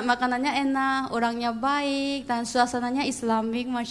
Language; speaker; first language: Indonesian; non-native, fluent; Korean